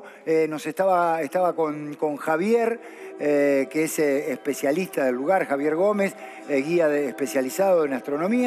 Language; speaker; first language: Spanish; native; Spanish